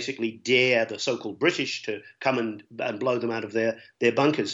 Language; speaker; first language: English; native; English